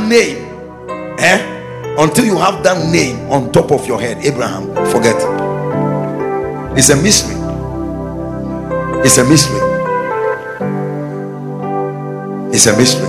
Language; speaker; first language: English; non-native, local second language; Akan